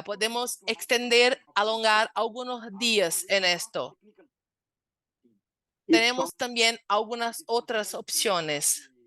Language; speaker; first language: Spanish; non-native, fluent; Portuguese